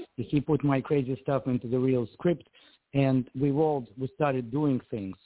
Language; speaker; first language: English; non-native, fluent; Ukrainian